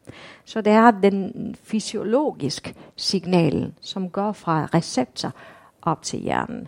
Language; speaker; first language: Danish; non-native, fluent; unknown